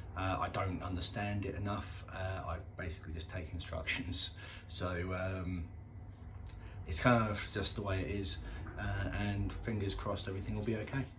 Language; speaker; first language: English; native; English